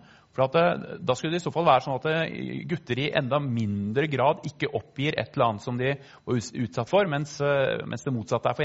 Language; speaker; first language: Norwegian; native; Norwegian